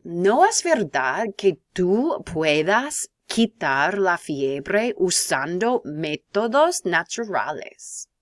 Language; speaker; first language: Spanish; non-native, fluent; English